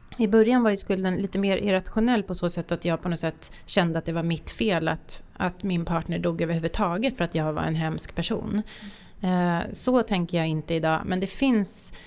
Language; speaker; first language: Swedish; native; Swedish